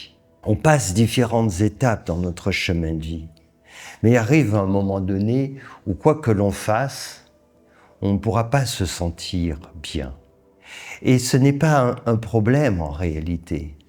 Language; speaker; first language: French; native; French